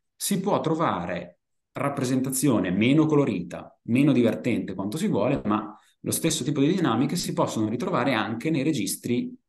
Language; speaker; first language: Italian; native; Italian